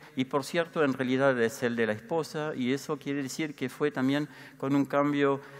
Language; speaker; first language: Spanish; non-native, fluent; French